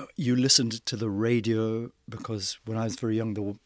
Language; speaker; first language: English; native; English